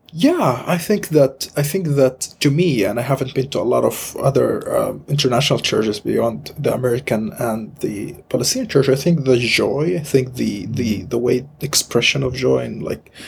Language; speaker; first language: English; non-native, fluent; Arabic